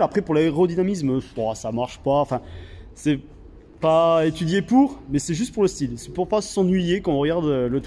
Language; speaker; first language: French; native; French